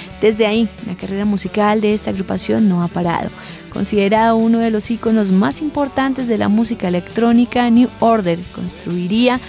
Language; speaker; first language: Spanish; native; Spanish